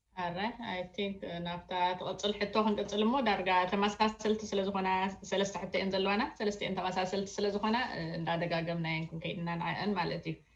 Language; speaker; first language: Tigrinya; native; Tigrinya